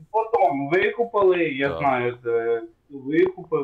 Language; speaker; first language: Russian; non-native, local second language; Ukrainian